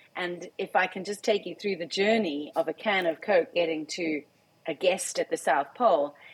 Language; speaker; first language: English; native; English